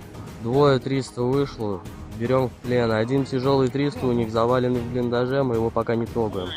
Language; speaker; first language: Russian; native; Russian